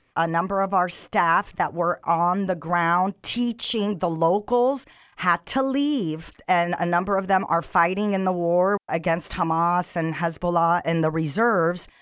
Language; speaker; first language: English; non-native, fluent; Arabic